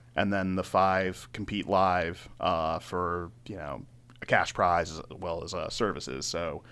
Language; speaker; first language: English; native; English